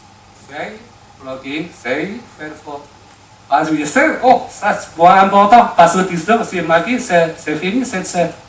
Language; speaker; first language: French; non-native, learner; Chinese